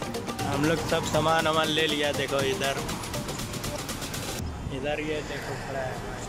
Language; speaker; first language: Hindi; non-native, local second language; Bhojpuri